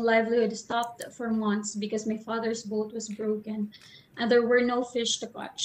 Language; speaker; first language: English; non-native, local second language; Waray